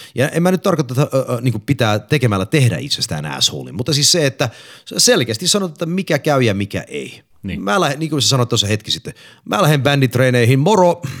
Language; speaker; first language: Finnish; early bilingual, heritage; English